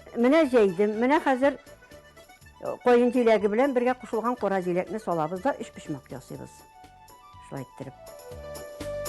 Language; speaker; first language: Tatar; native; Tatar